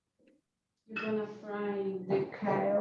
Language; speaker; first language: English; non-native, learner; Portuguese